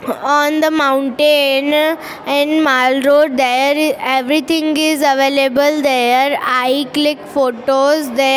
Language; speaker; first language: English; non-native, learner; Hindi